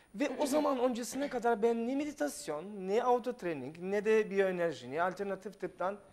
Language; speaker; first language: Turkish; non-native, fluent; Russian